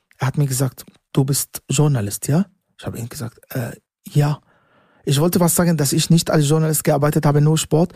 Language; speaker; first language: German; non-native, learner; Arabic